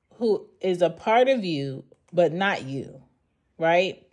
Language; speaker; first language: English; native; English